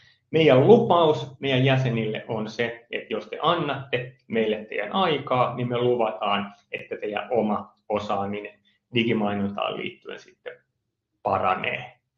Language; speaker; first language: Finnish; native; Finnish